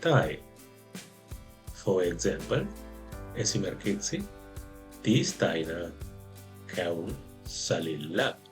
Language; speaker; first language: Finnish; non-native, fluent; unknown